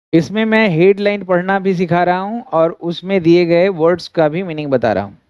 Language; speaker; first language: Hindi; native; Hindi